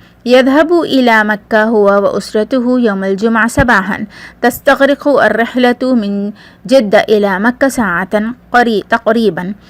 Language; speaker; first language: Arabic; non-native, fluent; Urdu